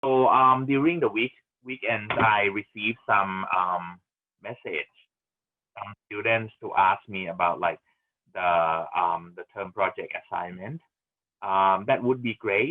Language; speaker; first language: English; non-native, fluent; Thai